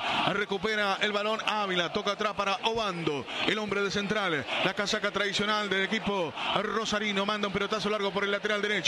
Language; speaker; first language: Spanish; native; Spanish